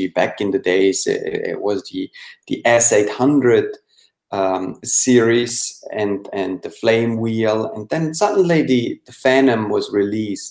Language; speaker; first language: English; non-native, fluent; Swiss German